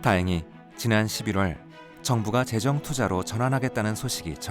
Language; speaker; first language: Korean; native; Korean